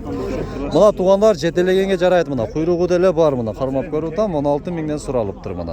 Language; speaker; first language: Kyrgyz; non-native, local second language; Uzbek